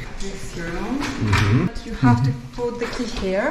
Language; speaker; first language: English; non-native, learner; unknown